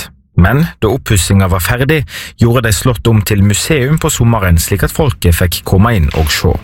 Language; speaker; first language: Norwegian; native; Norwegian